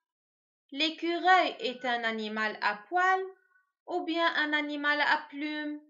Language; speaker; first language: French; non-native, local second language; Arabic